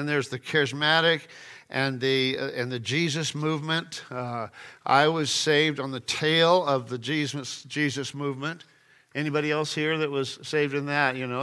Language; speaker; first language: English; native; English